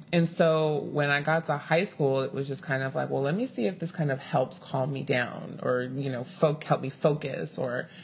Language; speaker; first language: English; native; English